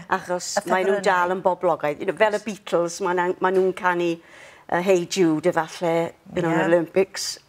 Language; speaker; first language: Welsh; non-native, local second language; English